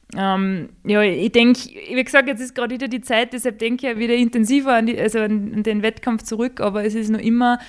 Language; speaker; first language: German; native; German